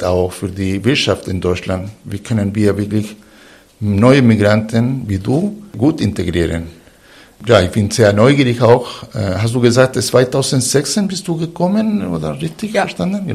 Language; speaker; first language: German; non-native, fluent; Spanish